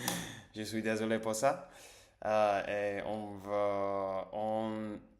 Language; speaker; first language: French; non-native, learner; English